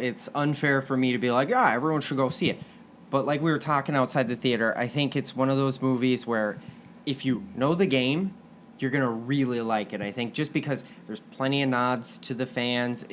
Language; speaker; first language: English; native; English